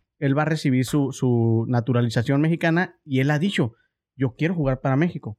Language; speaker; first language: Spanish; native; Spanish